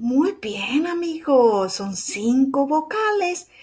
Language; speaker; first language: Spanish; early bilingual, heritage; Spanish